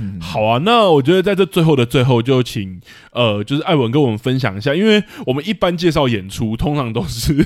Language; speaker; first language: Chinese; native; Chinese